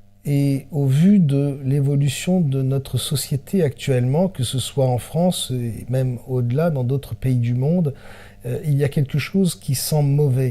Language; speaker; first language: French; native; French